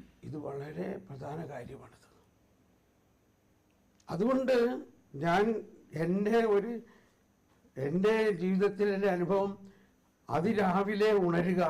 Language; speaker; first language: Malayalam; native; Malayalam